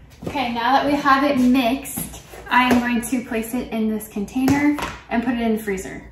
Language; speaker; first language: English; native; English